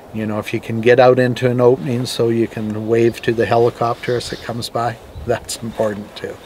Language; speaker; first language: English; native; English